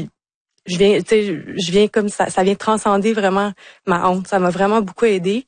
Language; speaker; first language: French; native; French